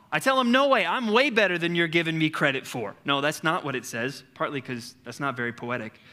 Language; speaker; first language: English; native; English